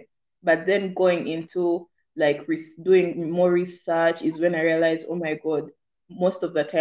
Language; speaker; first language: English; non-native, local second language; Ganda